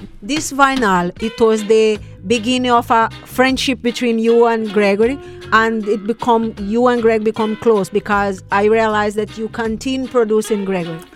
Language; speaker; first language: English; non-native, fluent; Portuguese